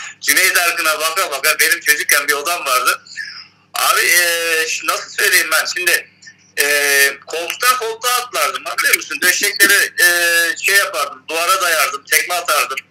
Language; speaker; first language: Turkish; early bilingual, heritage; Turkish